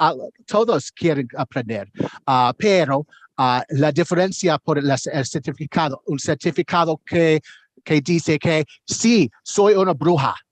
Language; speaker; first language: Spanish; non-native, learner; English